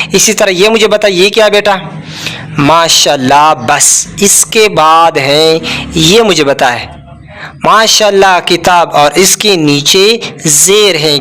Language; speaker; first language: Urdu; non-native, local second language; Pashto